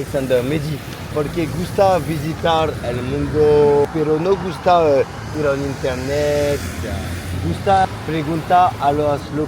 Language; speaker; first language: Spanish; non-native, learner; French